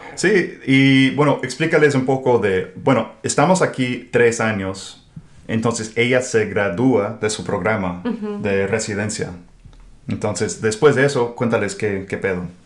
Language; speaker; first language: Spanish; non-native, fluent; English